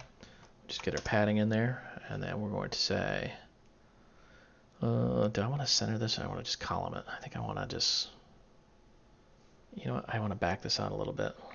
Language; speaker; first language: English; native; English